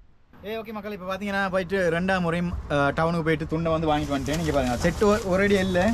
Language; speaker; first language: Tamil; native; Tamil